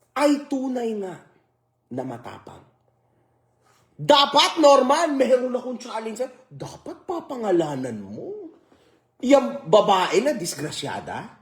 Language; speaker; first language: Filipino; native; Filipino